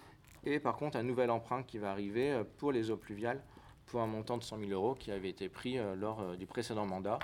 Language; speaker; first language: French; native; French